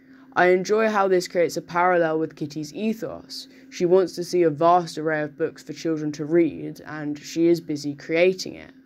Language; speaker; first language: English; native; English